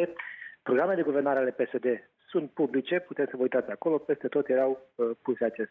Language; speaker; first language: Romanian; native; Romanian